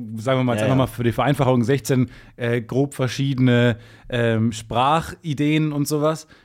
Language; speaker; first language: German; native; German